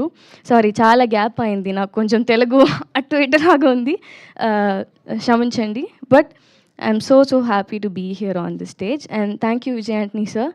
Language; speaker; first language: Telugu; non-native, learner; Tamil